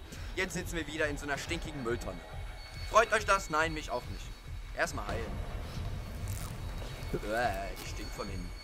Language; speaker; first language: German; native; German